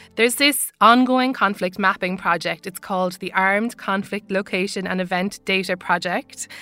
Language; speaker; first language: English; native; English